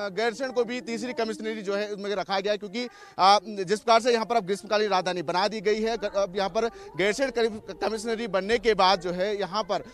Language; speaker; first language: Hindi; native; Hindi